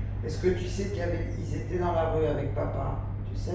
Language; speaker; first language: French; native; French